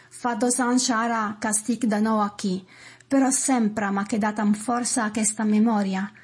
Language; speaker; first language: Catalan; non-native, fluent; Italian